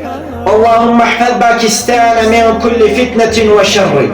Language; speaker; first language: Arabic; non-native, learner; Urdu